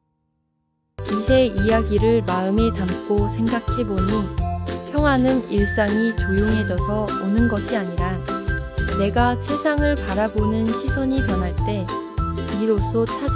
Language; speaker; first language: Korean; non-native, fluent; Vietnamese